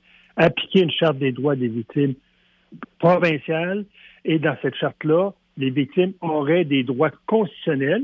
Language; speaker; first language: French; native; French